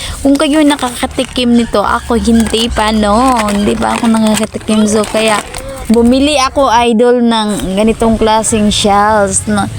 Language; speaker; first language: Filipino; non-native, local second language; Cebuano